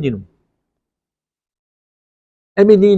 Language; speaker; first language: Portuguese; native; Portuguese